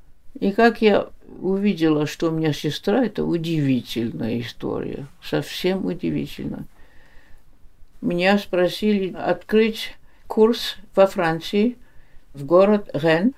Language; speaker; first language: Russian; early bilingual, heritage; Russian